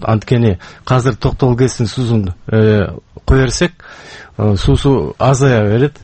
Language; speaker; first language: Kyrgyz; native; Kyrgyz